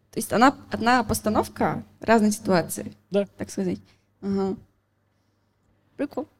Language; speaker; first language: Russian; non-native, learner; Spanish